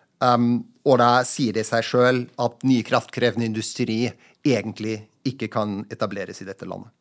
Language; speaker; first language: Norwegian; native; Norwegian